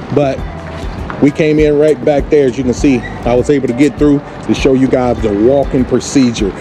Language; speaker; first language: English; native; English